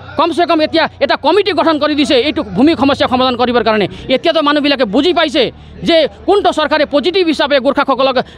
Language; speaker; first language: Assamese; non-native, local second language; Nepali